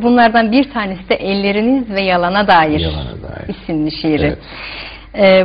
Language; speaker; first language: Turkish; native; Turkish